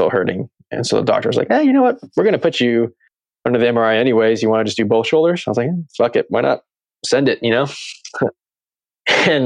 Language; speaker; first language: English; native; English